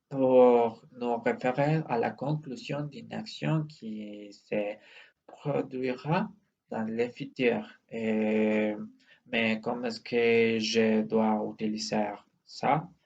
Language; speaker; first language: French; non-native, learner; Spanish